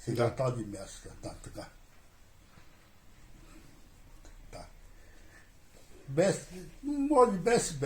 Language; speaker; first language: Bulgarian; non-native, learner; Chinese